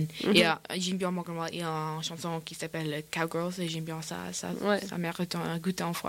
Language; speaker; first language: French; non-native, learner; English